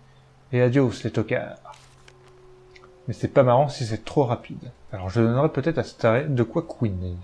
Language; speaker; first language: French; native; French